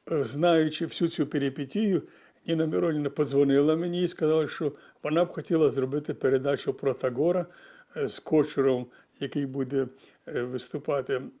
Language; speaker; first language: Ukrainian; native; Ukrainian